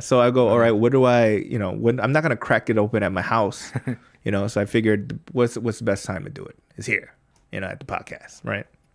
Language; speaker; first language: English; early bilingual, other home language; Korean